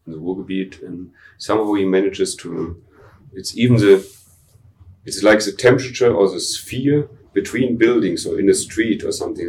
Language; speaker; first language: English; non-native, fluent; German